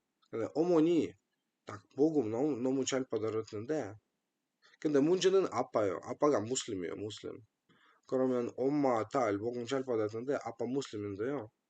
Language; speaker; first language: Korean; non-native, fluent; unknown